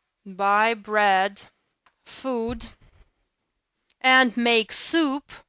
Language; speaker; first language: English; non-native, fluent; Russian